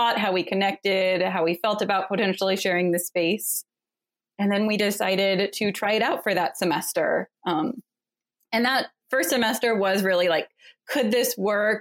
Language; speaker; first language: English; native; English